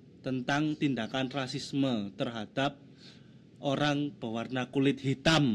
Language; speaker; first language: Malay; non-native, local second language; Javanese